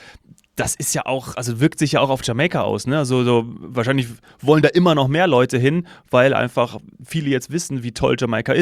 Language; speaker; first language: German; native; German